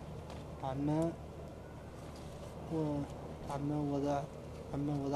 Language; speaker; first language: Arabic; non-native, learner; French